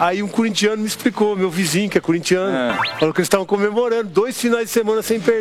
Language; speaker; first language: Portuguese; native; Portuguese